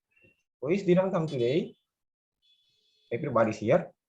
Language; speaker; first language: English; non-native, learner; Indonesian